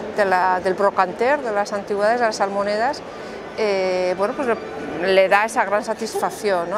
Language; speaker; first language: Spanish; native; Spanish